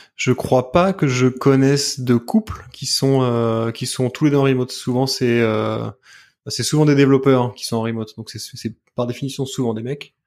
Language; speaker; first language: French; native; French